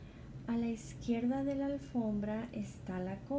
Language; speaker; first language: Spanish; non-native, fluent; English